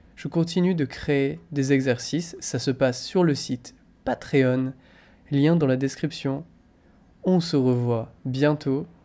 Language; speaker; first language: French; native; French